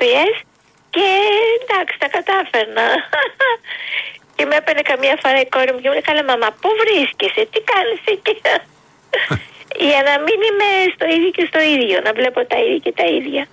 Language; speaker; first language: Greek; early bilingual, heritage; Greek